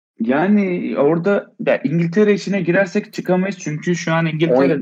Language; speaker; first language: Turkish; native; Turkish